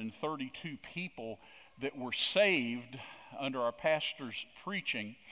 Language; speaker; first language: English; native; English